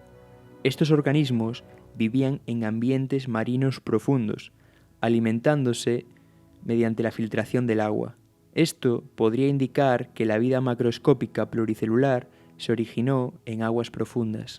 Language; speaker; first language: Spanish; native; Spanish